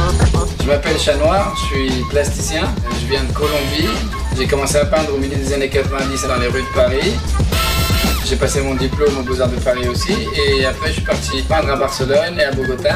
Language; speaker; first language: French; non-native, fluent; Spanish